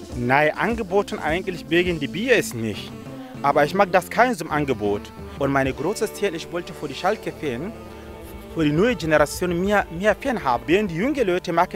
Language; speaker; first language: German; non-native, learner; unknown